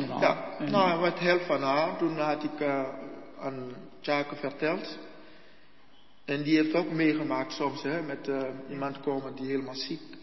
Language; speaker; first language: Dutch; non-native, learner; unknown